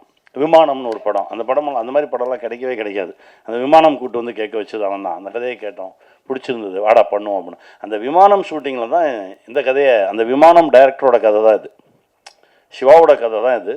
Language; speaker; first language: Tamil; native; Tamil